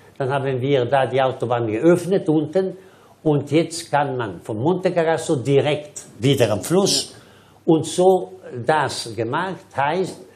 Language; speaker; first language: German; non-native, local second language; Italian